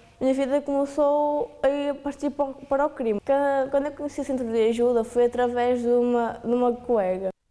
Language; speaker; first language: Portuguese; native; Portuguese